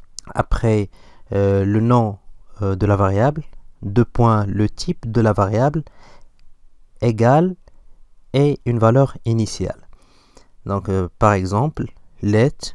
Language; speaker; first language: French; non-native, local second language; Arabic